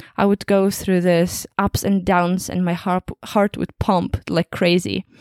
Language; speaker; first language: English; non-native, fluent; Kazakh